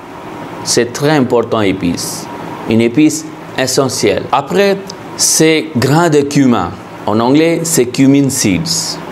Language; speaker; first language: French; non-native, fluent; Hindi